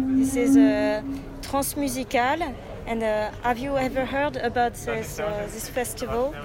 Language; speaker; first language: English; non-native, learner; French